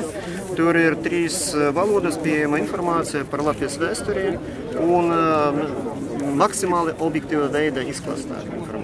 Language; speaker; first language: Latvian; non-native, local second language; Russian